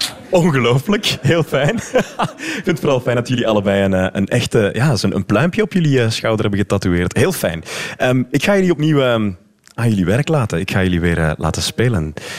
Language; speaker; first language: Dutch; native; Dutch